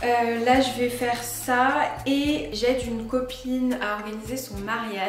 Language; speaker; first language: French; native; French